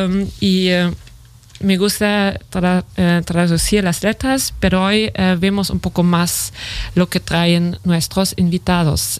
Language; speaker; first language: Spanish; non-native, fluent; German